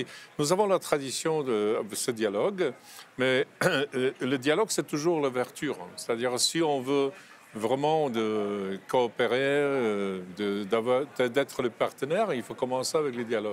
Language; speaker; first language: French; non-native, fluent; Polish